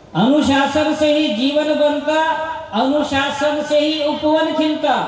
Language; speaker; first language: Hindi; non-native, local second language; Marathi